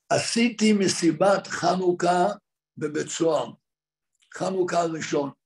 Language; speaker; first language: Hebrew; native; Hebrew